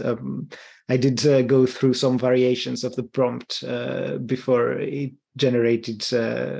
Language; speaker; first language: English; non-native, fluent; Greek